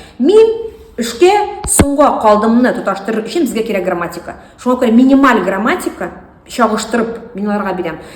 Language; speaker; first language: Tatar; native; Tatar